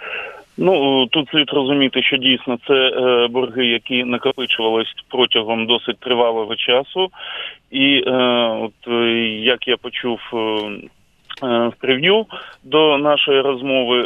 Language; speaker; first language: Ukrainian; native; Ukrainian